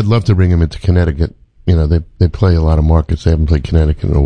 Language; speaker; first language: English; native; English